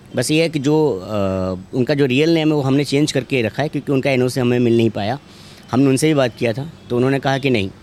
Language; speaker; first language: Hindi; native; Hindi